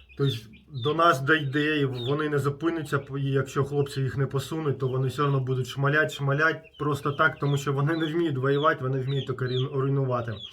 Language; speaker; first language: Ukrainian; non-native, local second language; Russian